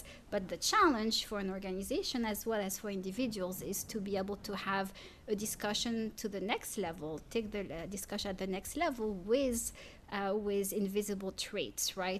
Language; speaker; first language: English; non-native, fluent; French